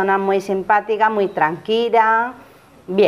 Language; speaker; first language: Spanish; non-native, learner; Chinese